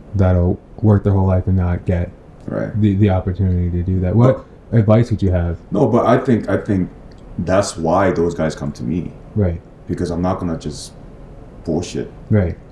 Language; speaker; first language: English; non-native, fluent; Korean